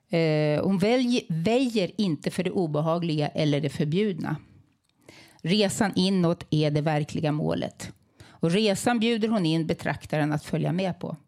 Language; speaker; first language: Swedish; native; Swedish